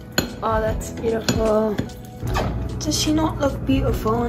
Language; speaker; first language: English; native; English